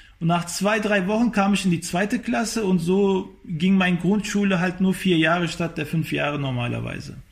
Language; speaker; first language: German; early bilingual, other home language; Turkish